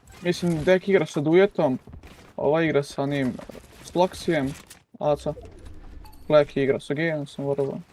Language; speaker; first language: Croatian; non-native, learner; Macedonian